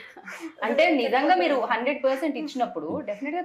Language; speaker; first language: Telugu; native; Telugu